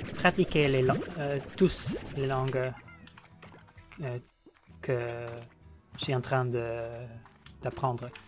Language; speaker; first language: French; non-native, learner; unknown